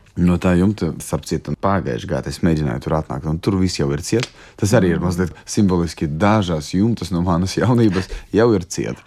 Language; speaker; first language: Latvian; non-native, local second language; Russian